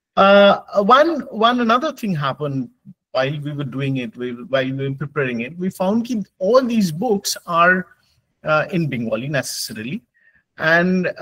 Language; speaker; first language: English; non-native, local second language; Bangla